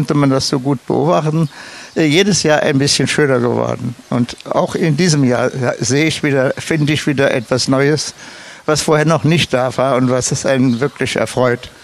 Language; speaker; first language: German; native; German